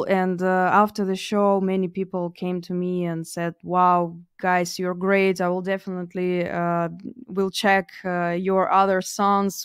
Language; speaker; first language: English; non-native, fluent; Russian